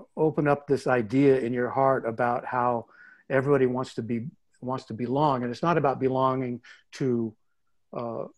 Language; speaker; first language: English; native; English